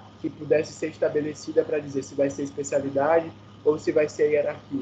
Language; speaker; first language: Portuguese; native; Portuguese